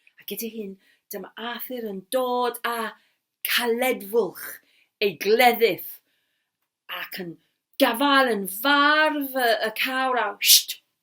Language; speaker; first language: Welsh; non-native, local second language; English